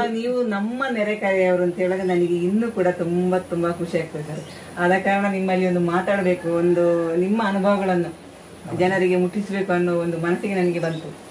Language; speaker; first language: Kannada; non-native, local second language; Tulu